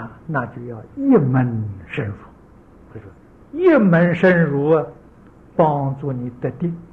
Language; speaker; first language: Chinese; native; Chinese